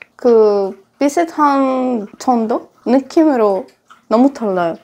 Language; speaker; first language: Korean; non-native, learner; Russian